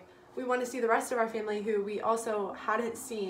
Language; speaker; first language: English; native; English